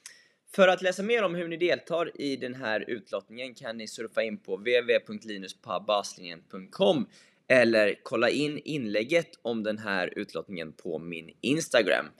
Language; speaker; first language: Swedish; native; Swedish